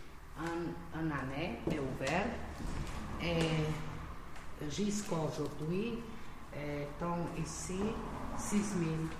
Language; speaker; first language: French; non-native, learner; Slovenian